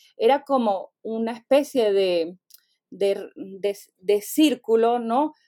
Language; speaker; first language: Spanish; native; Spanish